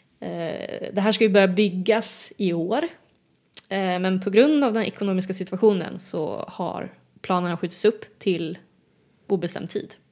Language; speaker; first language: Swedish; native; Swedish